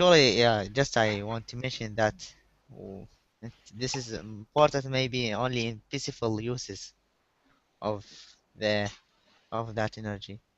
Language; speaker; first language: English; non-native, learner; Arabic